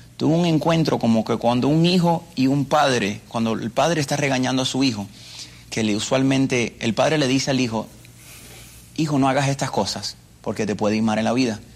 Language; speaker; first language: Spanish; early bilingual, other home language; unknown